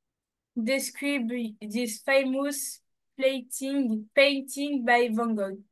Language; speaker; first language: English; non-native, learner; French